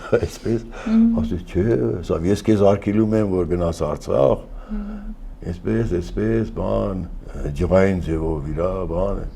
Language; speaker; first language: Armenian; early bilingual, heritage; Armenian